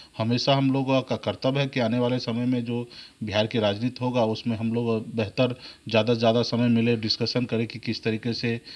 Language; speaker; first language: Hindi; native; Hindi